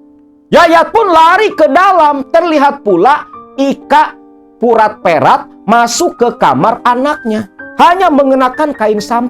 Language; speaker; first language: Indonesian; non-native, local second language; Sundanese